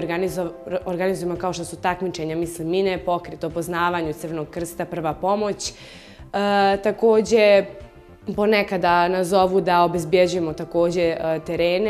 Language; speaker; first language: Croatian; native; Croatian